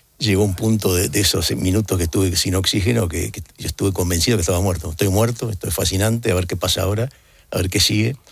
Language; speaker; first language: Spanish; native; Spanish